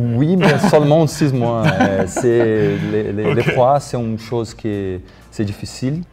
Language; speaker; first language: French; non-native, learner; Portuguese